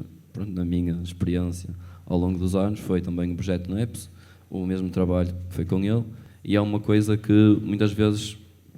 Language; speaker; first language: Portuguese; native; Portuguese